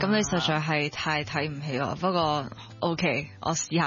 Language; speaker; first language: Cantonese; native; Cantonese